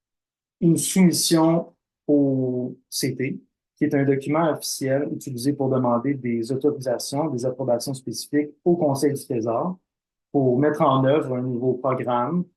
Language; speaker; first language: French; native; French